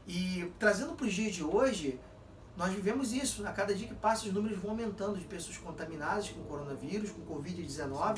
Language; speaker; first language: Portuguese; native; Portuguese